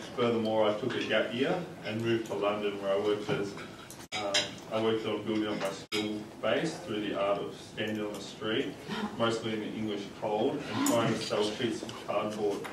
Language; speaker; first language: English; native; English